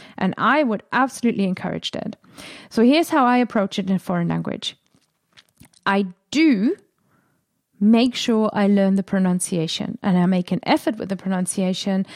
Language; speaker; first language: English; non-native, fluent; German